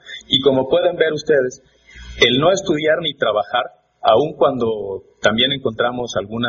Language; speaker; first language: Spanish; native; Spanish